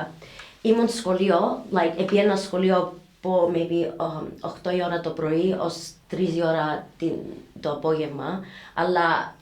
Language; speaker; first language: Greek; early bilingual, heritage; English